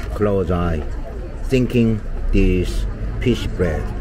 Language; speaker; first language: English; non-native, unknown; Korean